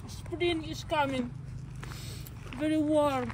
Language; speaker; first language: English; non-native, learner; Russian